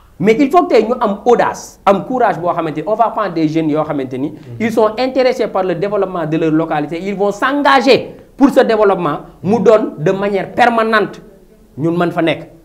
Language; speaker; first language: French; non-native, local second language; Wolof